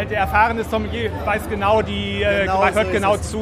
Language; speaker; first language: German; native; German